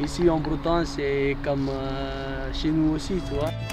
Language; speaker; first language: French; non-native, learner; Fijian